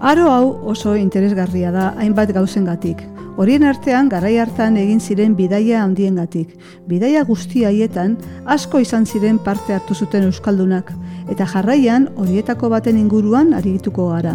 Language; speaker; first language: Basque; native; Basque